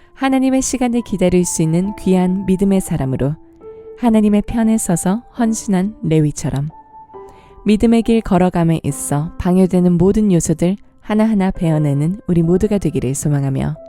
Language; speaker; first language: Korean; native; Korean